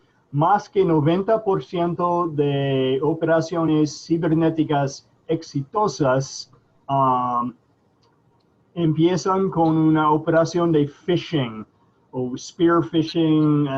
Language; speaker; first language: Spanish; non-native, fluent; English